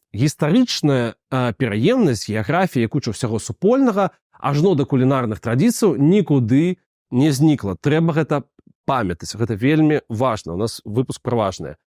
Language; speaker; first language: Belarusian; non-native, local second language; Russian